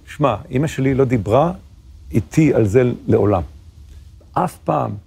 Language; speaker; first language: Hebrew; native; Hebrew